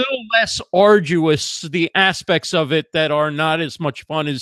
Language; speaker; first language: English; native; English